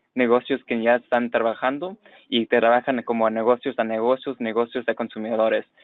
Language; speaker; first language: Spanish; non-native, fluent; English